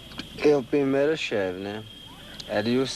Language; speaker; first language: Portuguese; non-native, local second language; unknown